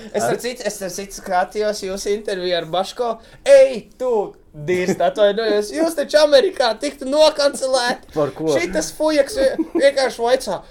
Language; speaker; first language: Latvian; native; Latvian